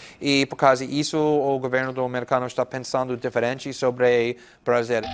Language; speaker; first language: Portuguese; non-native, fluent; English